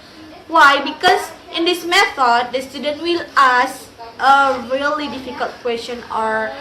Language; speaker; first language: English; non-native, learner; Indonesian